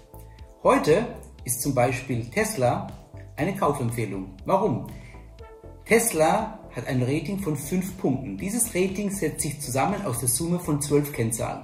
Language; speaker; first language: German; native; German